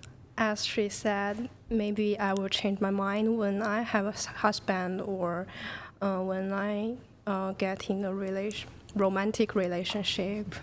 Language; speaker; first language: English; non-native, learner; Chinese